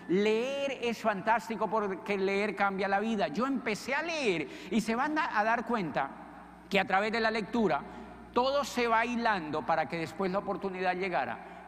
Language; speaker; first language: Spanish; native; Spanish